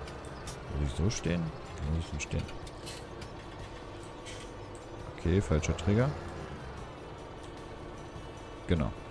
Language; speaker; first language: German; native; German